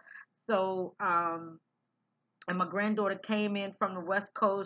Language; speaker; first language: English; native; English